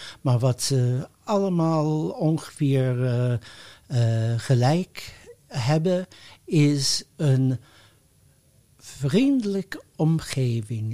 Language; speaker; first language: Dutch; non-native, fluent; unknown